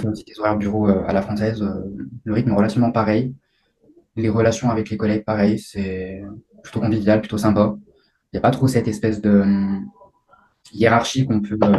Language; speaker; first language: French; native; French